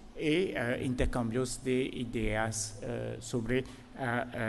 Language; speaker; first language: Portuguese; non-native, fluent; French